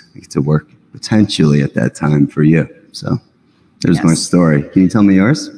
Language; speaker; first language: English; native; English